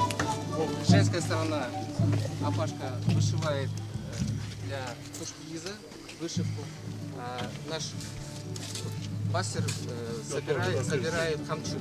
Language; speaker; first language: Russian; non-native, local second language; Kyrgyz